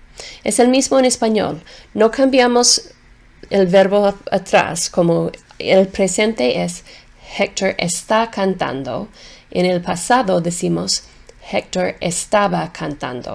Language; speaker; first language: Spanish; non-native, fluent; English